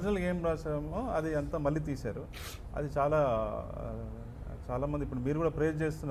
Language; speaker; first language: Telugu; native; Telugu